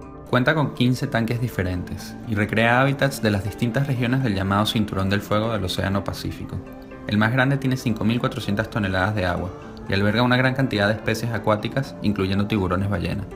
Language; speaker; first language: Spanish; native; Spanish